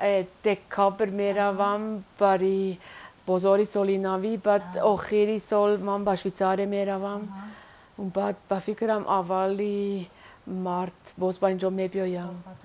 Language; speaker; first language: Persian; non-native, learner; Swiss German